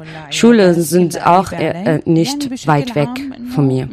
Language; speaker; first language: German; non-native, learner; Arabic